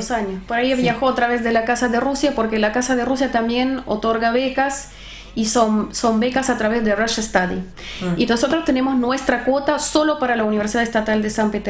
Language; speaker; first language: Spanish; non-native, fluent; Russian